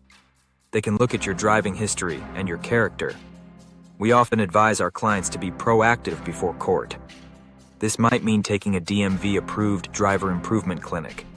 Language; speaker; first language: English; native; English